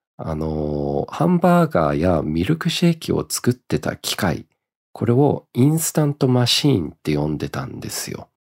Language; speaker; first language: Japanese; early bilingual, heritage; Japanese